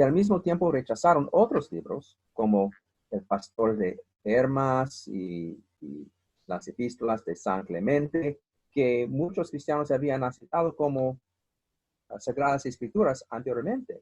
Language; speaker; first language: Spanish; non-native, fluent; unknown